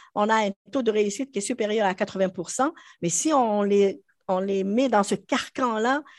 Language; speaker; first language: French; non-native, local second language; Arabic